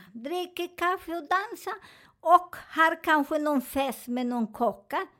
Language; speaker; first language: Swedish; non-native, learner; Spanish